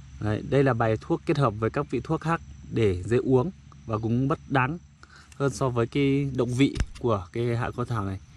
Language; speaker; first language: Vietnamese; non-native, local second language; Iu Mien